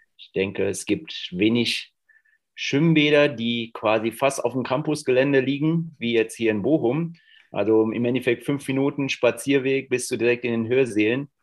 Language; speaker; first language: German; native; German